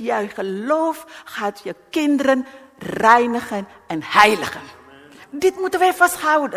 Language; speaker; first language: Dutch; non-native, learner; Indonesian